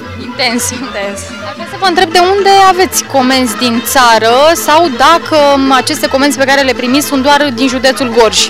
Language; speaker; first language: Romanian; native; Romanian